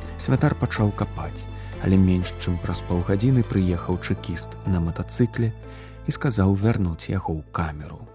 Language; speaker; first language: Belarusian; native; Belarusian